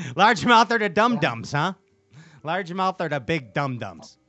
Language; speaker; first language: English; native; English